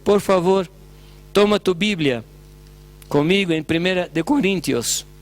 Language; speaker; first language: Spanish; non-native, fluent; Portuguese